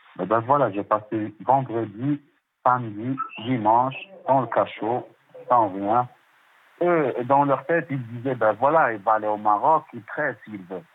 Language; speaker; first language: French; non-native, local second language; Arabic